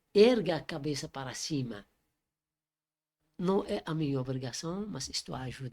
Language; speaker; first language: Portuguese; non-native, learner; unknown